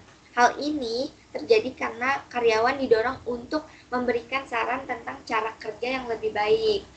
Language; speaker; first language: Indonesian; native; Indonesian